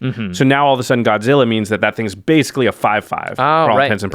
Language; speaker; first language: English; native; English